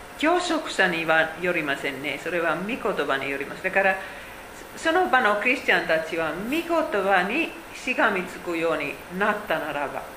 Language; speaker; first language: Japanese; non-native, fluent; Finnish